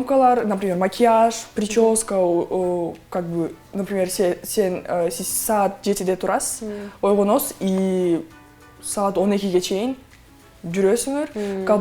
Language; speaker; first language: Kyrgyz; non-native, local second language; Russian